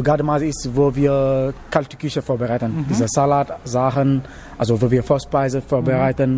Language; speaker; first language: German; non-native, learner; Wolof